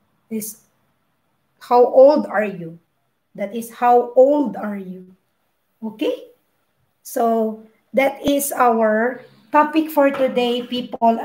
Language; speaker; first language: English; non-native, local second language; Filipino